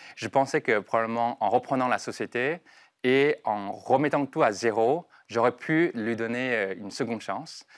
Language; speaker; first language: French; non-native, fluent; Chinese